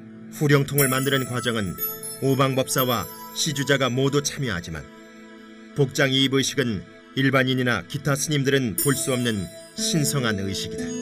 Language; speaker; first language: Korean; native; Korean